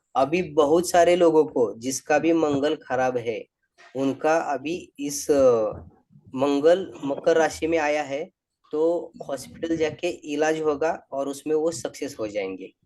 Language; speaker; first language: Hindi; non-native, local second language; Marathi